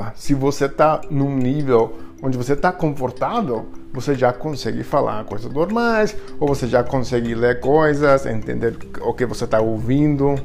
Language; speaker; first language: Portuguese; non-native, fluent; English